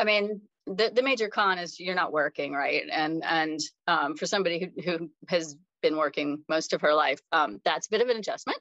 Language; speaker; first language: English; native; English